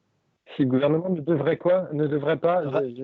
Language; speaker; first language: French; native; French